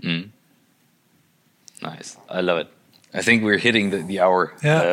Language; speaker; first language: English; non-native, fluent; German